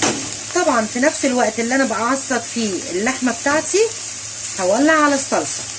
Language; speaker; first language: Arabic; native; Arabic